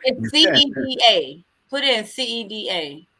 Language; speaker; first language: English; native; English